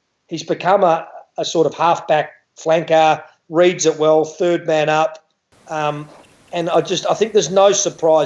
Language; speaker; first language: English; native; English